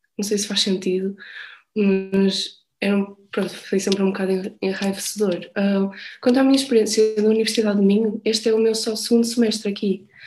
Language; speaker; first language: Portuguese; early bilingual, other home language; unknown